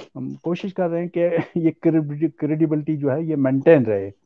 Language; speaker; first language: Urdu; non-native, local second language; Pahari-Potwari